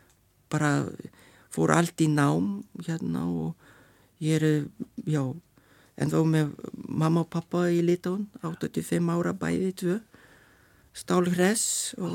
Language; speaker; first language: Icelandic; non-native, fluent; Lithuanian